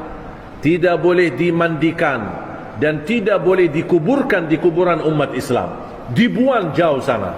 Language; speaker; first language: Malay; non-native, fluent; Arabic